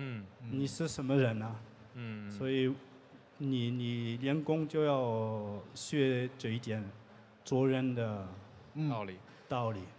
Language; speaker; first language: Chinese; non-native, learner; French